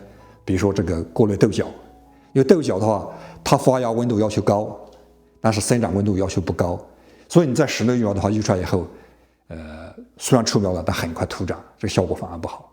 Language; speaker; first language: Chinese; native; Chinese